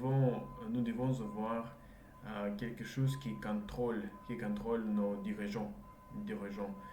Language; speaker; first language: French; non-native, learner; Russian